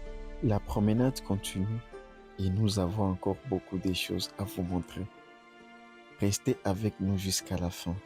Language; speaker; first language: French; non-native, local second language; Swahili